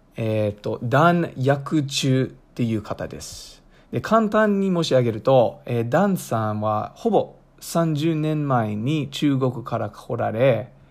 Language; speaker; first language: Japanese; non-native, fluent; English